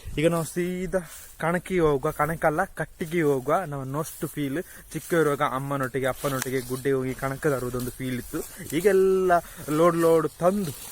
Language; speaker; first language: Kannada; native; Kannada